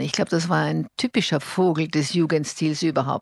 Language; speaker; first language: German; native; German